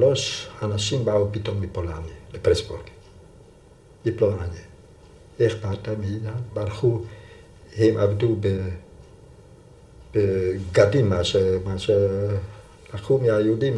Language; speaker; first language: Hebrew; non-native, fluent; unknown